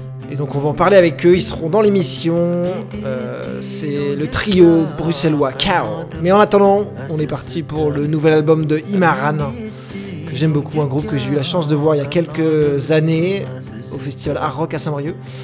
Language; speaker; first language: French; native; French